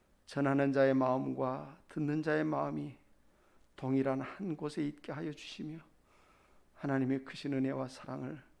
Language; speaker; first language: Korean; native; Korean